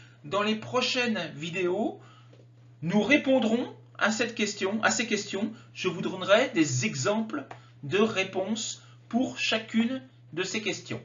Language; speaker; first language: French; native; French